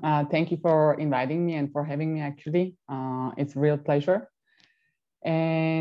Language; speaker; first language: English; non-native, fluent; Slovak